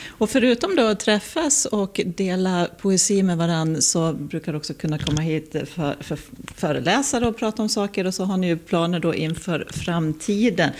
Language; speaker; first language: Swedish; native; Swedish